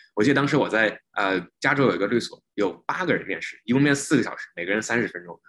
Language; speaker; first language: Chinese; native; Chinese